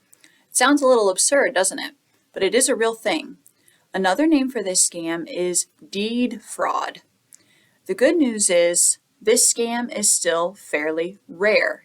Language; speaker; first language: English; native; English